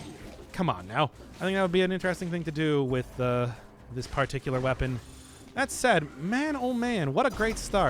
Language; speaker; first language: English; native; English